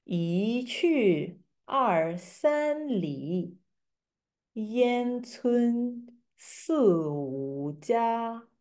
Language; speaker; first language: Chinese; non-native, fluent; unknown